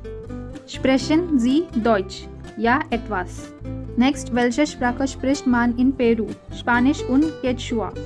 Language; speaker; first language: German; non-native, fluent; Hindi